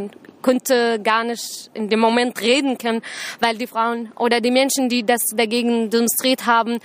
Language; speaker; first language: German; non-native, learner; Arabic